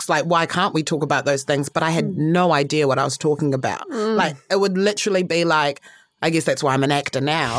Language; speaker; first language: English; early bilingual, other home language; Shona